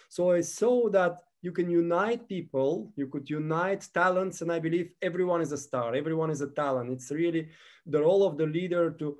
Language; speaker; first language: English; non-native, fluent; Bulgarian